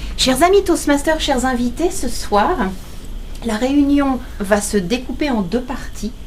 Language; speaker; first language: French; native; French